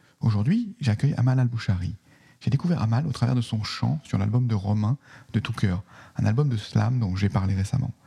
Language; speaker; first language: French; native; French